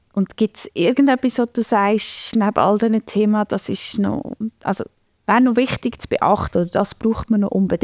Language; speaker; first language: German; native; German